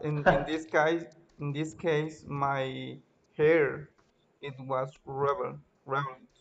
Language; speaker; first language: English; non-native, learner; Spanish